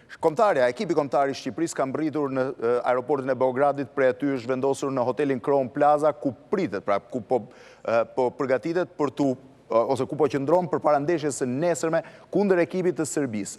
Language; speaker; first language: Albanian; native; Albanian